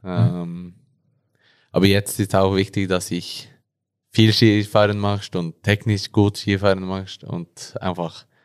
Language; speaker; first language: German; non-native, learner; Norwegian